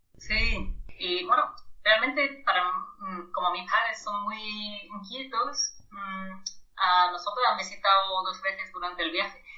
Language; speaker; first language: Spanish; non-native, fluent; German